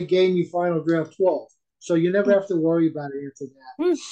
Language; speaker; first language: English; native; English